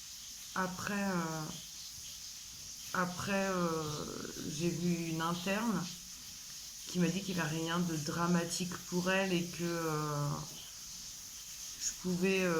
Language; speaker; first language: French; native; French